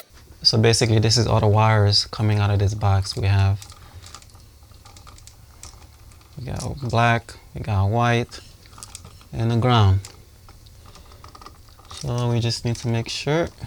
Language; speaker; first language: English; native; English